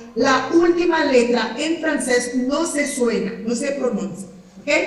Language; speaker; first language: Spanish; non-native, fluent; French